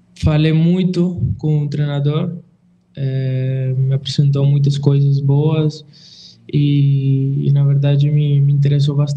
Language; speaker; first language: Portuguese; non-native, fluent; Spanish